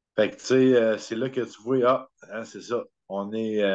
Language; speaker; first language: French; native; French